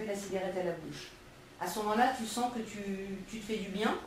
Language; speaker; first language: French; native; French